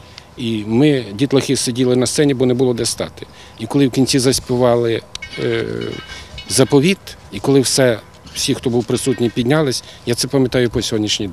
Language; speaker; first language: Ukrainian; native; Ukrainian